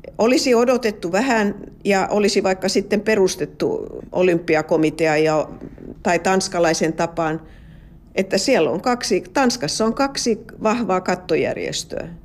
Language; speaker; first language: Finnish; non-native, local second language; Swedish